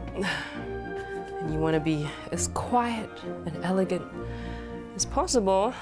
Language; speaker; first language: English; early bilingual, other home language; Chinese